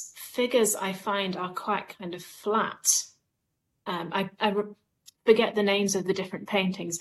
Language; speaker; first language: English; native; English